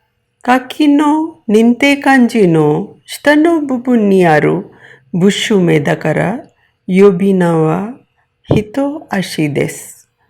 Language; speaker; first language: Japanese; non-native, fluent; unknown